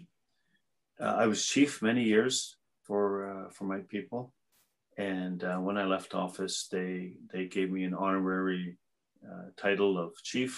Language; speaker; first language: English; native; English